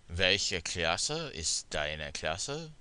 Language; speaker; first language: German; non-native, fluent; English